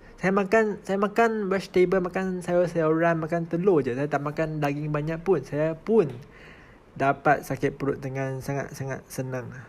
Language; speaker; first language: Malay; non-native, local second language; Chinese